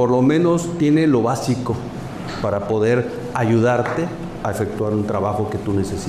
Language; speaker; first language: Spanish; native; Spanish